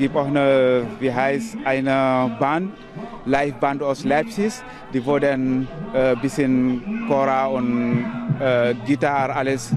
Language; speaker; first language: German; non-native, learner; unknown